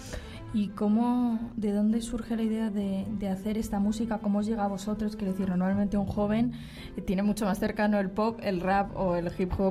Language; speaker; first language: Spanish; native; Spanish